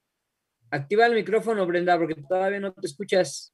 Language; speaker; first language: Spanish; native; Spanish